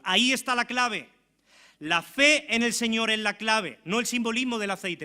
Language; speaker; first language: Spanish; native; Spanish